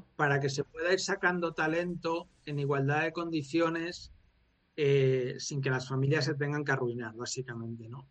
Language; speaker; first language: Spanish; native; Spanish